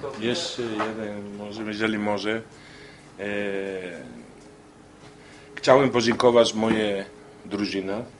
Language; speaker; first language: Polish; non-native, learner; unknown